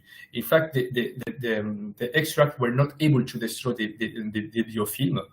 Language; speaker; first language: English; non-native, fluent; Spanish